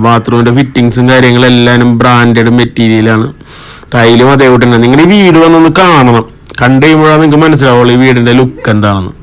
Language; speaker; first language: Malayalam; native; Malayalam